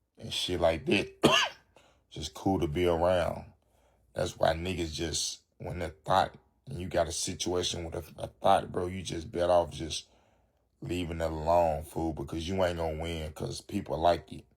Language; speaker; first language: English; native; English